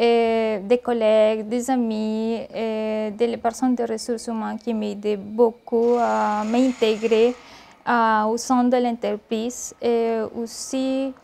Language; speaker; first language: French; non-native, learner; Spanish